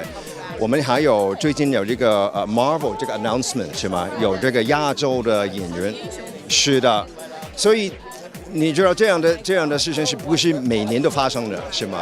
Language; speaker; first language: Chinese; early bilingual, heritage; Chinese